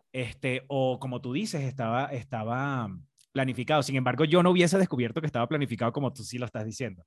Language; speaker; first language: Spanish; native; Spanish